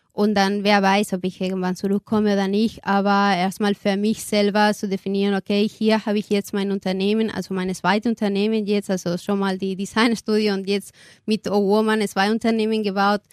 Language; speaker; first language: German; non-native, fluent; Spanish